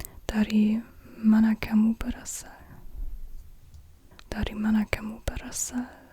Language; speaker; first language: Indonesian; non-native, learner; German